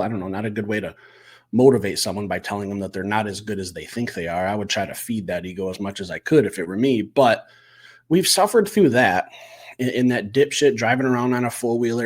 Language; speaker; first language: English; native; English